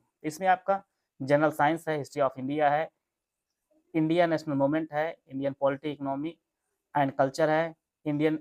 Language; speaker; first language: Hindi; native; Hindi